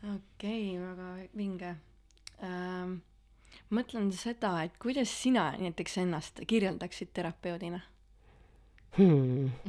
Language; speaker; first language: Estonian; native; Estonian